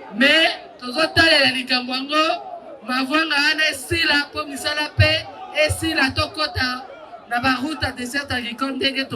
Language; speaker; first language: Lingala; non-native, local second language; Kongo